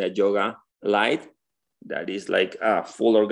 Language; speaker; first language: English; non-native, learner; Spanish